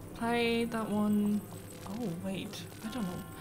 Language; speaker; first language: English; non-native, fluent; German